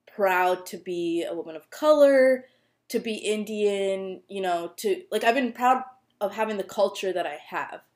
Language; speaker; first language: English; native; English